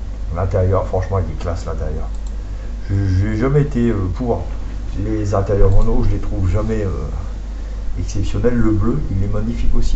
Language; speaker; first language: French; native; French